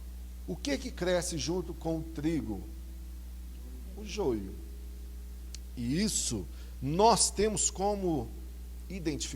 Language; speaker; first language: Portuguese; native; Portuguese